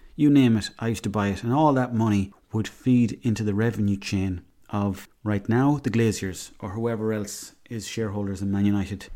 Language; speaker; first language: English; native; English